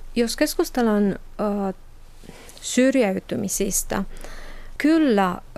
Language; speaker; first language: Finnish; non-native, fluent; Romanian